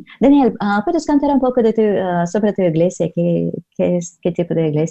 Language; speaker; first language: Spanish; non-native, learner; Russian